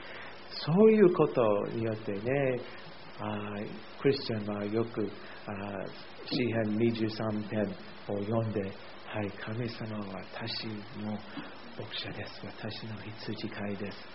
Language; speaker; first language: Japanese; non-native, fluent; English